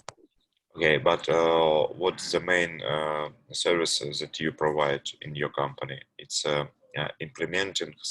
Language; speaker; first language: English; non-native, learner; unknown